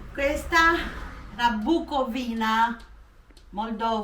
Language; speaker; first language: Italian; non-native, learner; Romanian